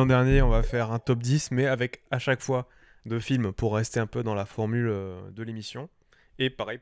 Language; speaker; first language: French; native; French